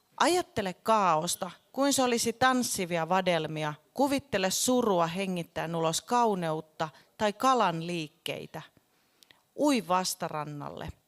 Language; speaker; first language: Finnish; native; Finnish